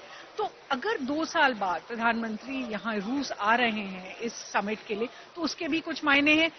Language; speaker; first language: Hindi; native; Hindi